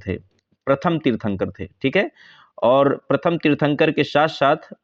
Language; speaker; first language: Hindi; native; Hindi